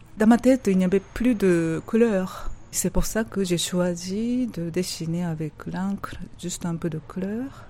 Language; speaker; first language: French; non-native, fluent; Japanese